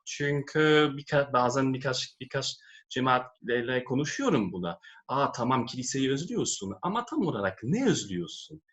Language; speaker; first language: Turkish; non-native, fluent; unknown